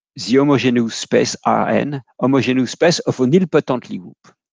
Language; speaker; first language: English; non-native, fluent; French